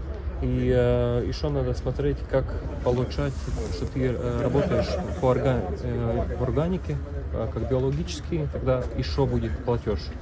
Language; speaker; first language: Russian; non-native, learner; Latvian